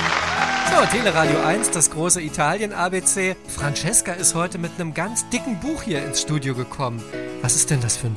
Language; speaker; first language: German; native; German